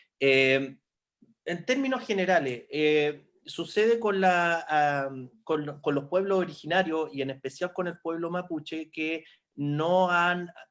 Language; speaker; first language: Spanish; native; Spanish